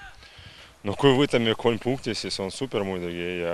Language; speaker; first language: Estonian; non-native, local second language; Russian